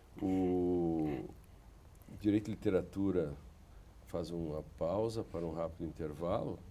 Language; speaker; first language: Portuguese; native; Portuguese